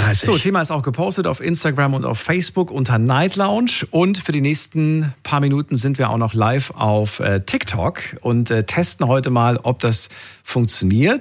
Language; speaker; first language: German; native; German